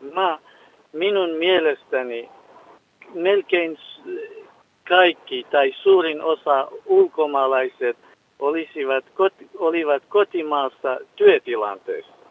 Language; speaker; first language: Finnish; non-native, learner; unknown